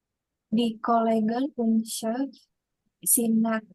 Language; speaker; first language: German; non-native, learner; Indonesian